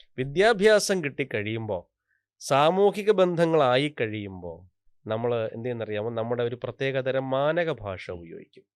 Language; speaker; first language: Malayalam; native; Malayalam